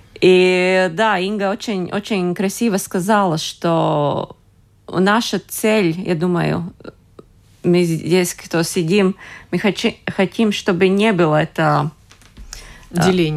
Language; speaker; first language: Russian; non-native, local second language; Latvian